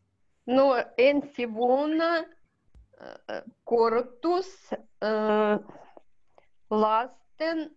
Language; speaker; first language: Finnish; non-native, learner; Russian